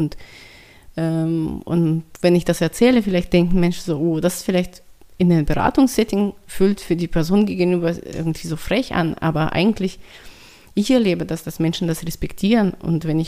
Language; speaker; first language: German; non-native, fluent; Russian